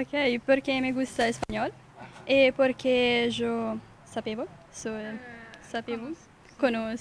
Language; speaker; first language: Spanish; non-native, learner; Italian